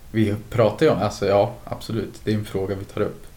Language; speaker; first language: Swedish; native; Swedish